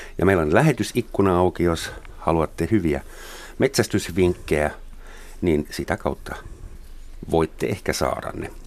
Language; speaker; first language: Finnish; non-native, fluent; German